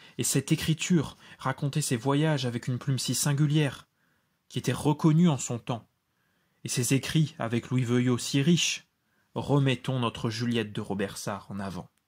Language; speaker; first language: French; native; French